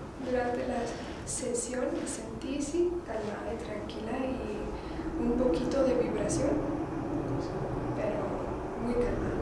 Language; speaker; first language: Spanish; early bilingual, heritage; English